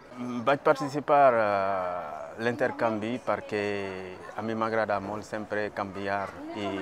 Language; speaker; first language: Catalan; non-native, learner; French